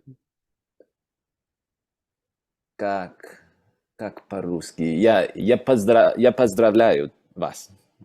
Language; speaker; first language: Russian; non-native, learner; English